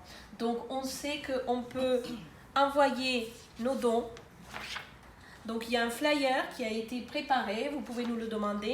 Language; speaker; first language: French; native; French